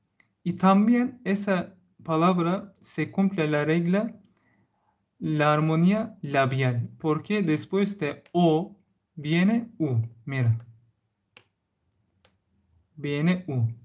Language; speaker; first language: Spanish; non-native, learner; Turkish